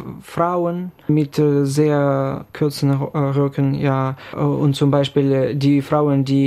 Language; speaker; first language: German; non-native, fluent; Ukrainian